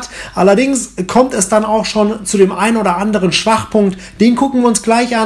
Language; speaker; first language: German; native; German